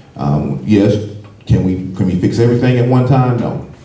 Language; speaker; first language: English; native; English